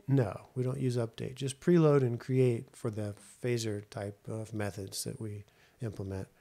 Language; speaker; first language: English; native; English